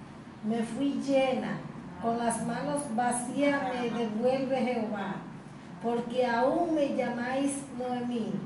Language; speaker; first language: Spanish; native; Spanish